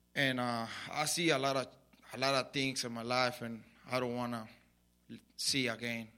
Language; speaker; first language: English; non-native, learner; Spanish